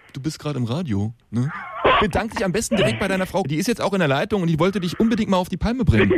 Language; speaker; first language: German; native; German